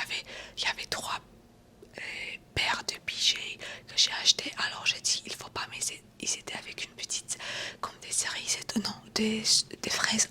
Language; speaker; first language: French; non-native, fluent; Romanian